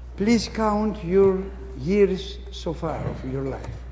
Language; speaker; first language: English; non-native, fluent; Greek